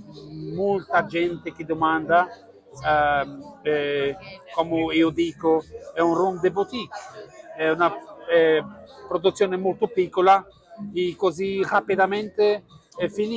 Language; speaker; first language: Italian; non-native, learner; Portuguese